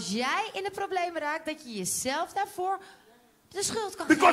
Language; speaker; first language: Dutch; native; Dutch